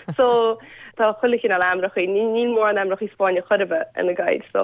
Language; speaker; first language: Irish; native; Irish